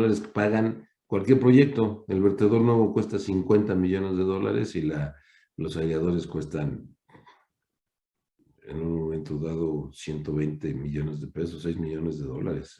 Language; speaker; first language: Spanish; native; Spanish